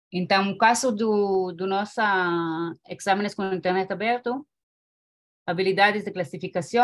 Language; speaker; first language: Portuguese; non-native, learner; Spanish